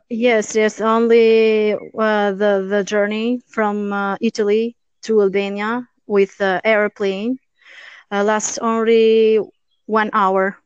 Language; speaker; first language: English; non-native, learner; Albanian